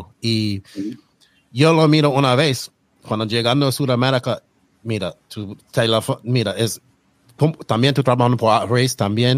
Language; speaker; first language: Spanish; non-native, learner; English